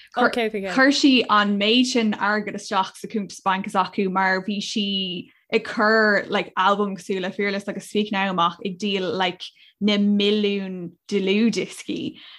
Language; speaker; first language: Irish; non-native, local second language; English